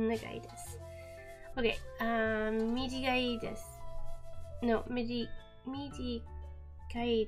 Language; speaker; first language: Japanese; non-native, learner; English